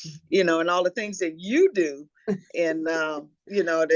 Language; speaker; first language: English; native; English